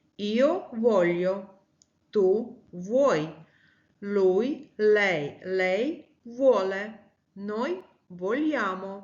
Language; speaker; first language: Italian; non-native, fluent; Ukrainian